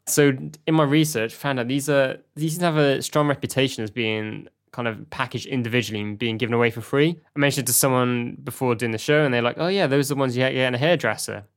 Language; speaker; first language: English; native; English